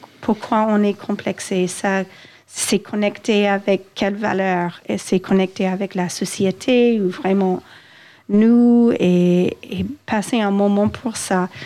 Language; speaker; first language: French; non-native, fluent; English